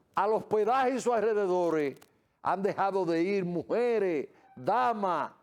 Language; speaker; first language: Spanish; native; Spanish